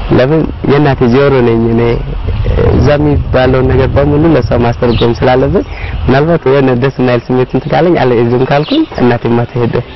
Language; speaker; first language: Amharic; non-native, local second language; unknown